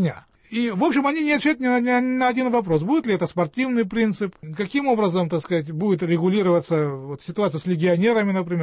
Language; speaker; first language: Russian; native; Russian